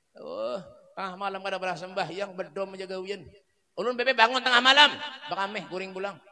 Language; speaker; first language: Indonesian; non-native, local second language; Banjar